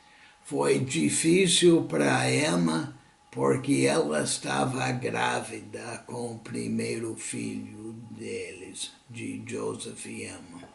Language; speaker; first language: Portuguese; non-native, fluent; English